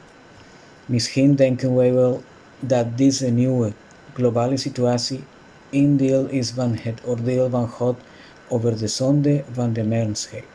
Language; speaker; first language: Dutch; non-native, fluent; Spanish